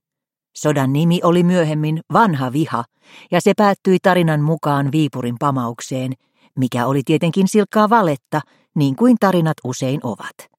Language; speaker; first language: Finnish; native; Finnish